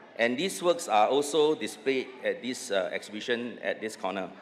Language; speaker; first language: English; non-native, local second language; Chinese